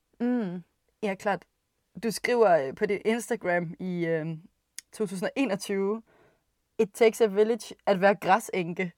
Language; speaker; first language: Danish; native; Danish